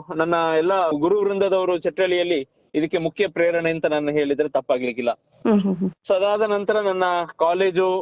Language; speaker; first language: Kannada; non-native, local second language; Kodava